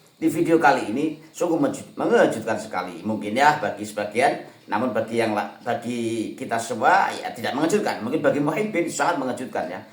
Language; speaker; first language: Indonesian; native; Indonesian